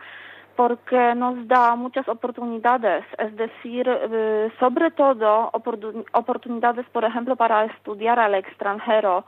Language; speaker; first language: Spanish; non-native, fluent; Polish